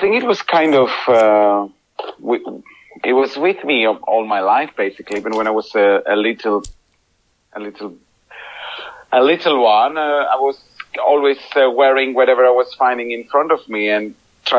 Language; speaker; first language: English; non-native, fluent; Greek